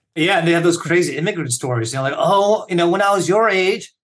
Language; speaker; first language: English; early bilingual, other home language; Korean